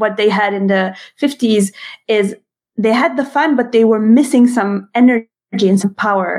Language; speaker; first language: English; non-native, fluent; Hebrew